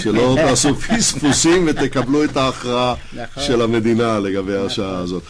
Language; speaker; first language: Hebrew; native; Hebrew